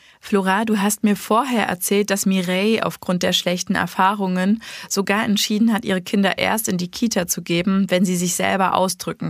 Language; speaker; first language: German; native; German